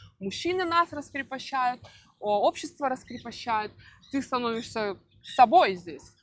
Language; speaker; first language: Russian; native; Russian